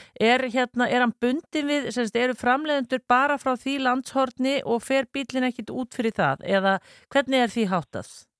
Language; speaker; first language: Icelandic; native; Icelandic